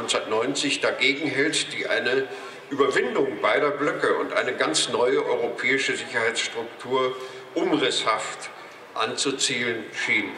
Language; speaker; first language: German; native; German